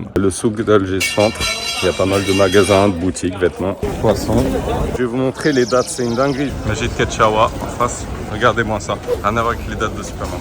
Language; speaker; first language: French; native; French